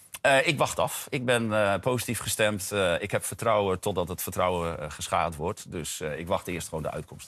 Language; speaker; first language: Dutch; native; Dutch